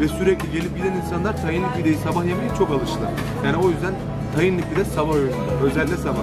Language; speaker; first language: Turkish; native; Turkish